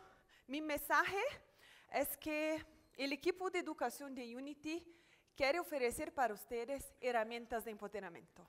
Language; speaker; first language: Spanish; non-native, fluent; Portuguese